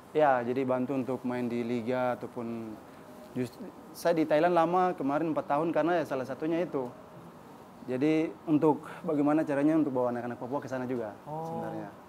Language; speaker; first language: Indonesian; native; Indonesian